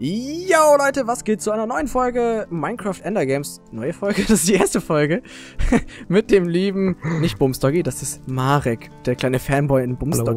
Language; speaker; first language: German; native; German